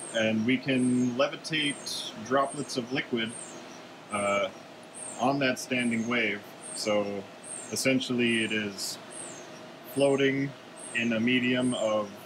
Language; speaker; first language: English; native; English